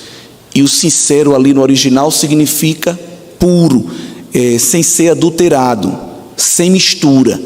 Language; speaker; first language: Portuguese; native; Portuguese